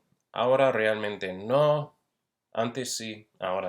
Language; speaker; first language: Spanish; non-native, fluent; English